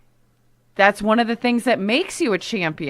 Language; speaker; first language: English; native; English